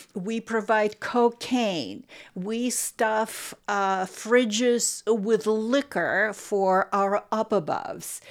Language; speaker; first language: English; non-native, fluent; Russian